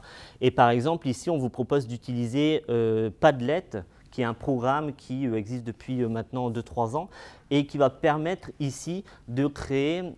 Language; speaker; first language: French; native; French